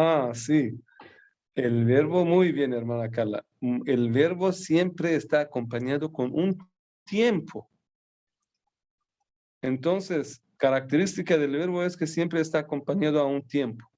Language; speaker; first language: Spanish; non-native, fluent; Persian